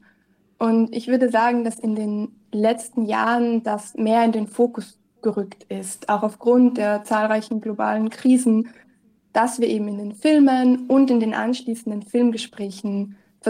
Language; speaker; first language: German; native; German